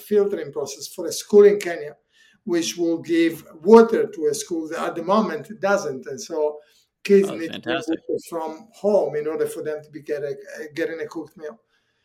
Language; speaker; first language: English; non-native, fluent; Italian